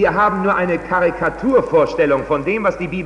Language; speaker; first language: German; native; German